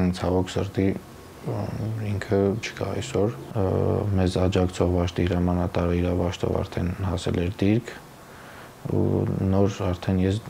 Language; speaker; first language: Armenian; native; Armenian